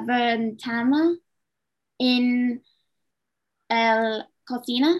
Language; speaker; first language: Spanish; non-native, learner; English